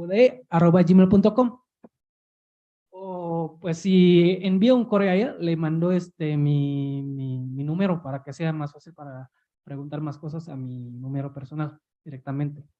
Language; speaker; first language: Spanish; early bilingual, heritage; Spanish